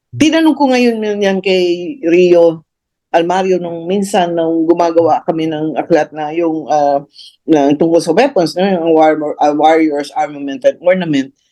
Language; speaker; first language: Filipino; native; Filipino